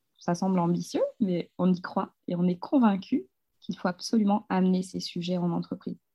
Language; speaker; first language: French; non-native, local second language; Fula